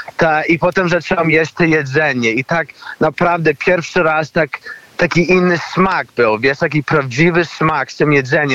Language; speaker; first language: Polish; early bilingual, heritage; Polish